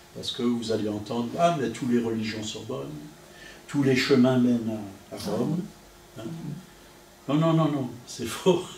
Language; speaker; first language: French; non-native, fluent; Italian